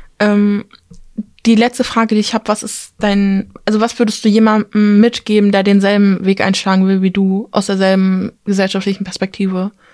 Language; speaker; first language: German; early bilingual, other home language; Turkish